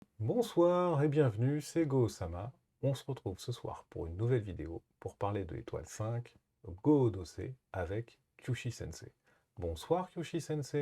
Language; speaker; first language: French; native; French